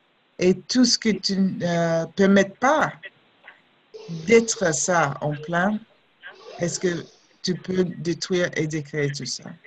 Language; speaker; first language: French; non-native, fluent; English